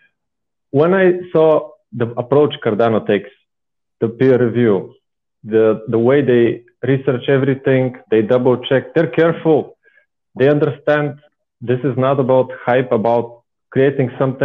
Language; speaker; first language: English; non-native, fluent; Bulgarian